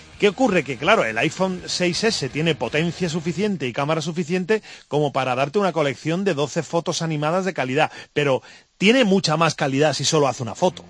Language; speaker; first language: Spanish; native; Spanish